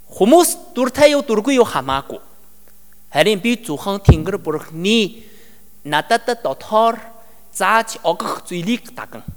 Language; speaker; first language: Mongolian; non-native, learner; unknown